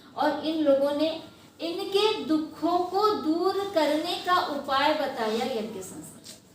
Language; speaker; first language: Hindi; non-native, local second language; Marathi